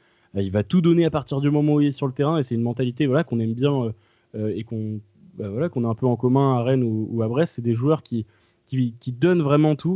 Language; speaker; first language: French; native; French